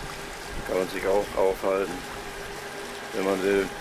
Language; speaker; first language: German; native; German